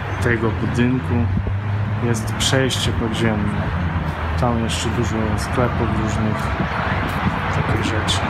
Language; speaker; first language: Polish; non-native, fluent; Ukrainian